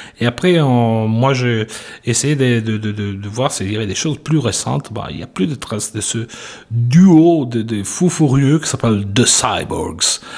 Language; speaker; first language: French; non-native, fluent; Italian